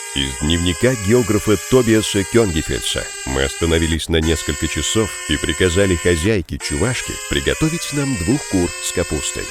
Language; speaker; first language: Russian; native; Russian